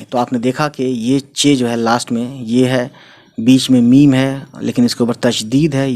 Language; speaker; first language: Hindi; native; Hindi